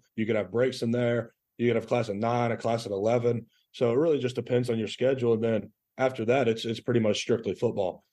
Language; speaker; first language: English; native; English